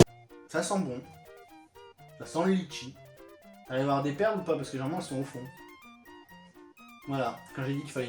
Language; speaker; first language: French; native; French